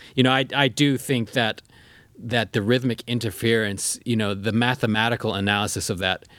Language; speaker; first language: English; native; English